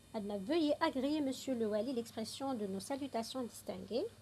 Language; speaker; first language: French; non-native, local second language; Arabic